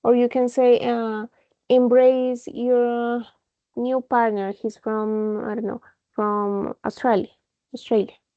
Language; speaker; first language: English; non-native, fluent; Spanish